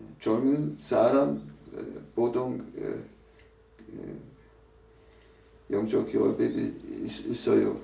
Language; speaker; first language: Korean; non-native, learner; German